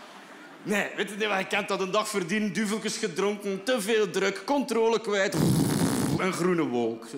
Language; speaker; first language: Dutch; native; Dutch